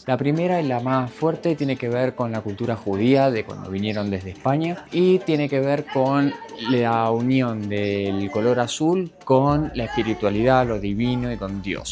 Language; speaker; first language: Spanish; native; Spanish